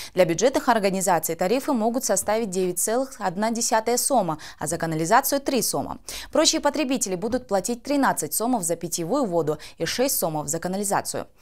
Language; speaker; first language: Russian; non-native, local second language; Kyrgyz